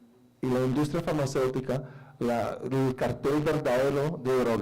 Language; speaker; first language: Spanish; native; Spanish